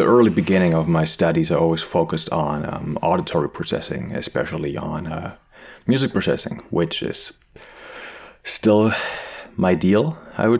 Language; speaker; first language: English; non-native, fluent; German